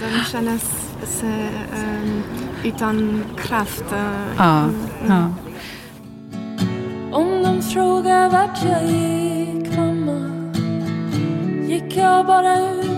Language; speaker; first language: Swedish; non-native, learner; French